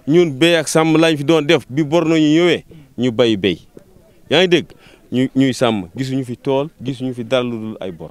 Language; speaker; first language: Wolof; non-native, local second language; Fula